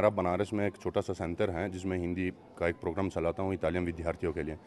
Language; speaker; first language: Hindi; non-native, fluent; Italian